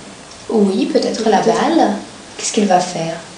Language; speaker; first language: French; non-native, learner; Russian